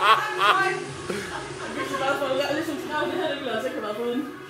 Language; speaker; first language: Danish; native; Danish